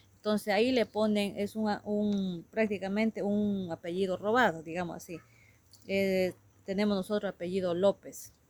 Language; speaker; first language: Spanish; non-native, local second language; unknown